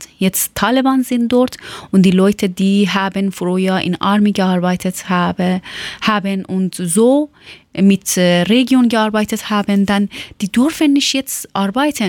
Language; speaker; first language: German; non-native, learner; Persian